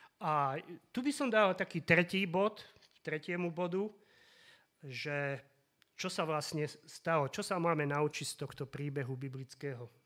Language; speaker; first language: Slovak; native; Slovak